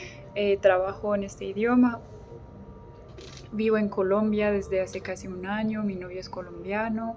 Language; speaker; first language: Spanish; non-native, fluent; French